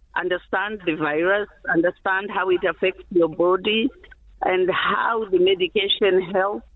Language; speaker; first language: English; non-native, local second language; Shona